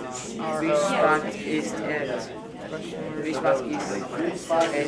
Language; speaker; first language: German; non-native, learner; English